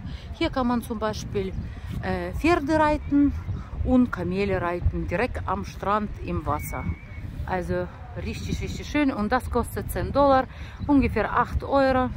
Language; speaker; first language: German; non-native, learner; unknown